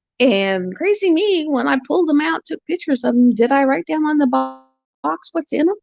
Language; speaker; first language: English; native; English